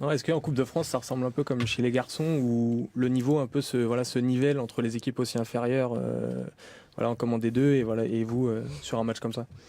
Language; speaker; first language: French; native; French